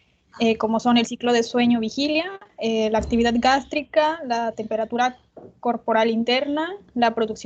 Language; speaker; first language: Spanish; native; Spanish